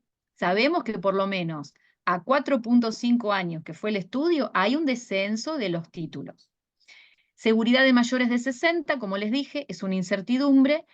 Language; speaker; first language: Spanish; native; Spanish